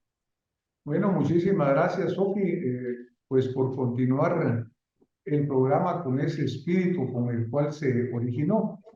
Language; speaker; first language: Spanish; native; Spanish